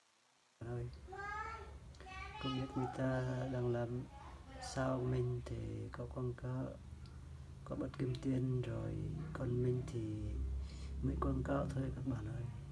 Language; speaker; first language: Vietnamese; non-native, local second language; Jarai